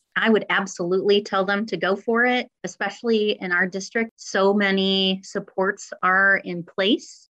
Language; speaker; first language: English; native; English